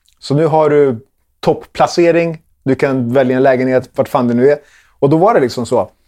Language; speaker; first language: Swedish; early bilingual, other home language; Spanish